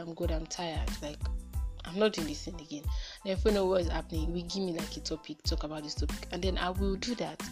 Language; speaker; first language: English; non-native, local second language; Yoruba